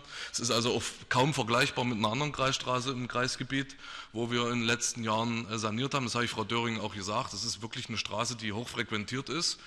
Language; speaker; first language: German; native; German